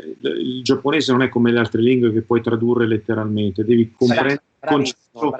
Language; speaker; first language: Italian; native; Italian